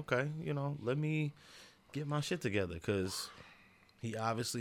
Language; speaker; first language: English; native; English